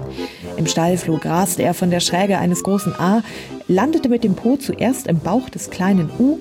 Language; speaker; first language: German; native; German